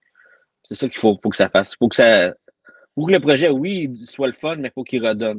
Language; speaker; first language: French; native; French